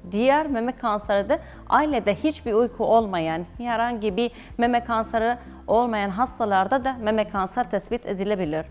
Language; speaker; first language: Turkish; non-native, fluent; Arabic